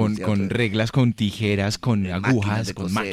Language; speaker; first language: Spanish; native; Spanish